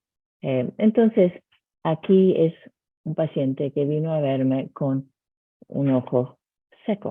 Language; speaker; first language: Spanish; early bilingual, heritage; Spanish